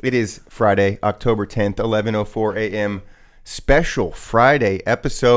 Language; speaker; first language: English; native; English